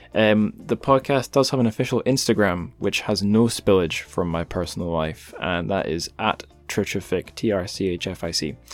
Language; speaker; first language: English; native; English